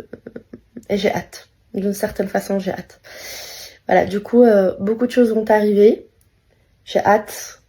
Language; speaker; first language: French; native; French